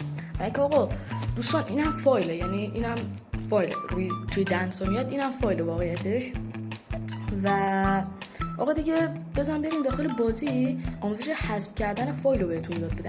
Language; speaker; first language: Persian; native; Persian